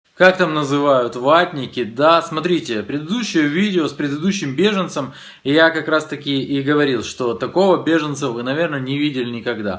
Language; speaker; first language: Russian; native; Russian